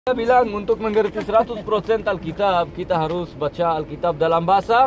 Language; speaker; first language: Indonesian; non-native, learner; Hebrew